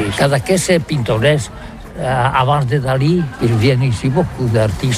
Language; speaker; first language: French; non-native, learner; Catalan